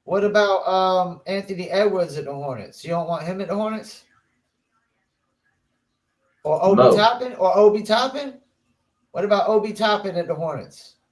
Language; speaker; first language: English; native; English